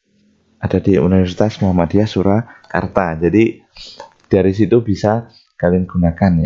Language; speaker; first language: Indonesian; native; Indonesian